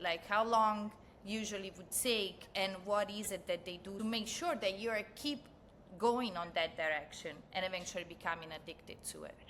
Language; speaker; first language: English; non-native, fluent; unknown